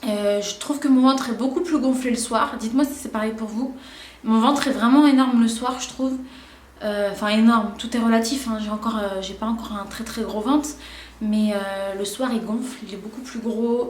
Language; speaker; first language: French; native; French